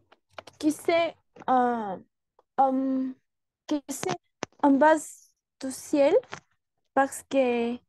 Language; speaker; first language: French; non-native, learner; Spanish